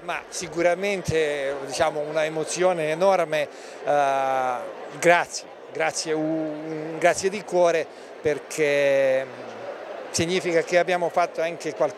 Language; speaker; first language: Italian; non-native, fluent; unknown